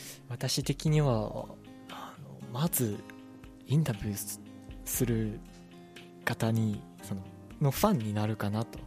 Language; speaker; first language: Japanese; non-native, learner; Chinese